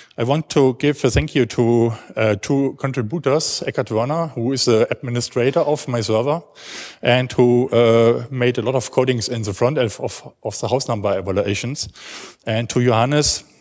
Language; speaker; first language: English; non-native, learner; German